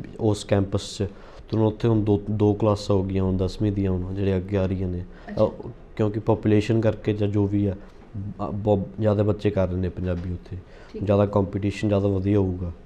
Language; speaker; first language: Punjabi; early bilingual, heritage; Punjabi